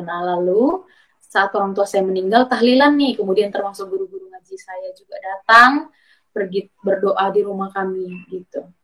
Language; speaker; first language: Indonesian; native; Indonesian